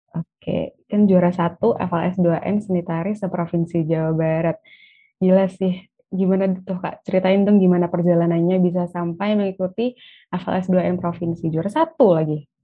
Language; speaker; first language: Indonesian; native; Indonesian